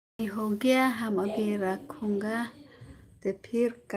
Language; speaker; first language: Hindi; non-native, local second language; Khasi